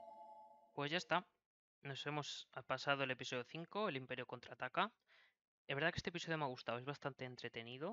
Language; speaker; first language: Spanish; native; Spanish